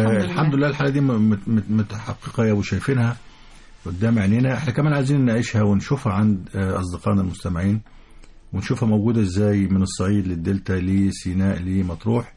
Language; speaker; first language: Arabic; native; Arabic